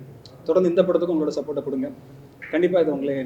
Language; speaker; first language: Tamil; native; Tamil